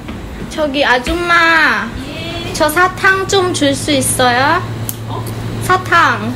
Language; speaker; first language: Korean; non-native, learner; Indonesian